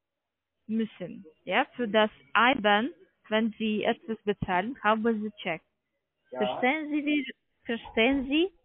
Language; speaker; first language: German; non-native, learner; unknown